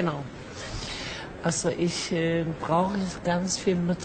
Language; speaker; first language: German; non-native, fluent; Norwegian